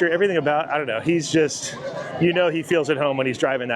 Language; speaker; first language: English; native; English